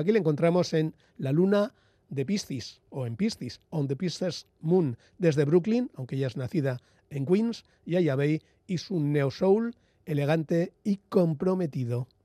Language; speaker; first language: Spanish; native; Spanish